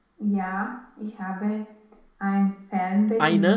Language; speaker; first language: German; non-native, learner; Romanian